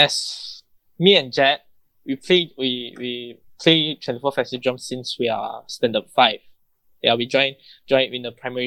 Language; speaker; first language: English; non-native, local second language; Chinese